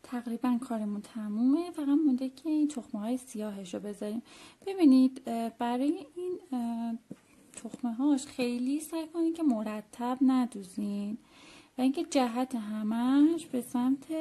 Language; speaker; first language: Persian; native; Persian